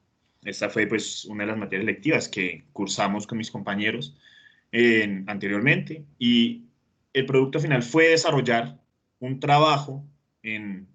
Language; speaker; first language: Spanish; native; Spanish